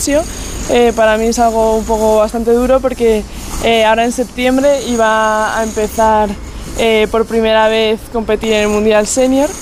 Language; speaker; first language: Spanish; native; Spanish